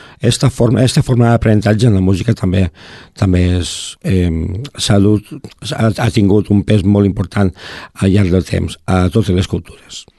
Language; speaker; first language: Catalan; native; Catalan